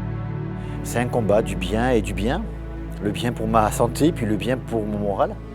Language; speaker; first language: French; native; French